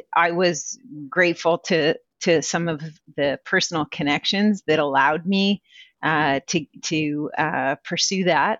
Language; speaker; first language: English; native; English